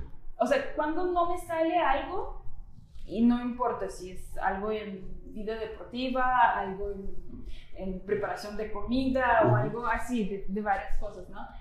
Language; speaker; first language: Spanish; non-native, fluent; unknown